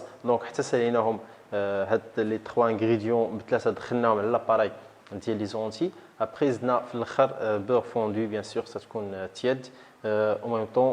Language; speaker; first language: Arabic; native; Arabic